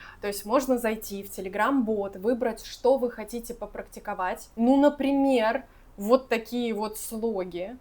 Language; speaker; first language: Russian; native; Russian